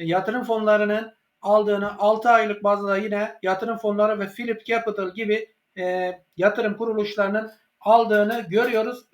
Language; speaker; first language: Turkish; native; Turkish